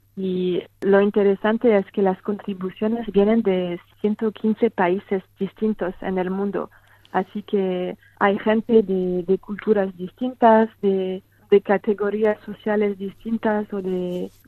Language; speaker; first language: Spanish; non-native, fluent; French